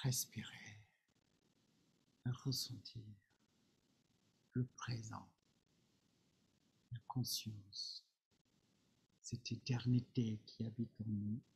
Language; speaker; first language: French; non-native, fluent; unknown